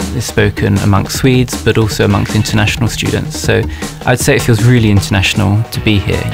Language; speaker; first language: English; native; English